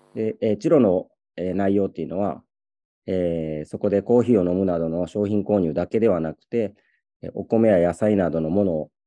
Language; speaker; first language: Japanese; native; Japanese